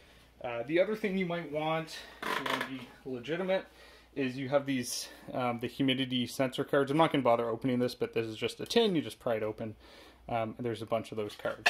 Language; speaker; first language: English; native; English